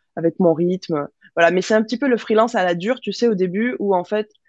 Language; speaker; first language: French; native; French